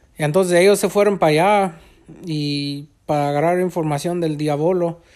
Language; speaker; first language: Spanish; early bilingual, heritage; Spanish